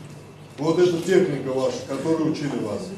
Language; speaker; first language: Russian; non-native, fluent; Azerbaijani